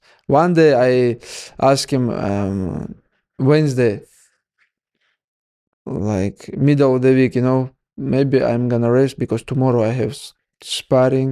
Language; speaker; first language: English; non-native, learner; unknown